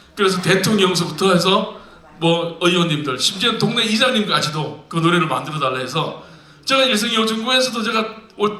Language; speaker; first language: Korean; native; Korean